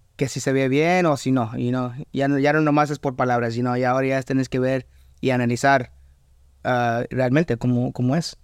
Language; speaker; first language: Spanish; early bilingual, heritage; Spanish